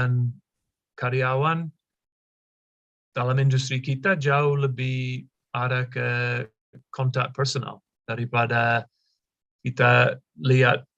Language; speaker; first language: Indonesian; non-native, fluent; English